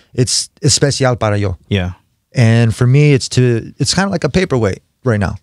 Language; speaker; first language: English; native; English